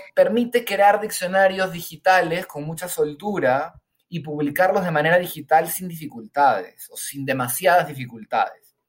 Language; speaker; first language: Spanish; native; Spanish